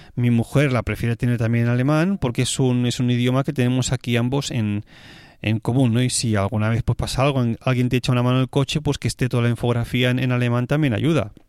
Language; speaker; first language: Spanish; native; Spanish